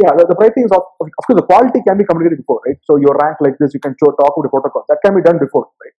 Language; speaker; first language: English; non-native, local second language; Tamil